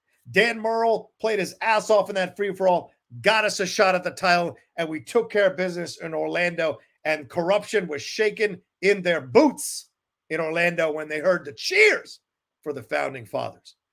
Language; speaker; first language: English; native; English